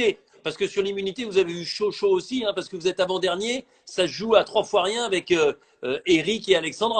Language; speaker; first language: French; native; French